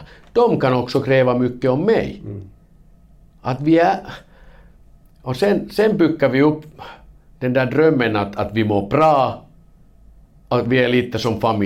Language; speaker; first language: Swedish; non-native, learner; Finnish